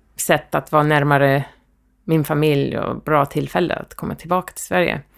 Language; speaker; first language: Swedish; early bilingual, heritage; Swedish